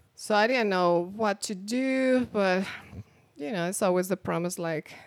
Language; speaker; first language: English; non-native, fluent; Spanish